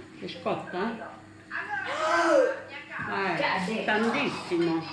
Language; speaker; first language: Italian; non-native, learner; Thai